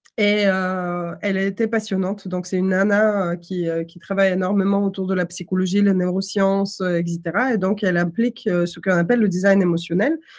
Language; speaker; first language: French; non-native, fluent; Russian